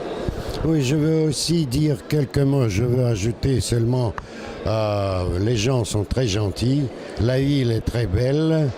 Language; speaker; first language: French; non-native, learner; Russian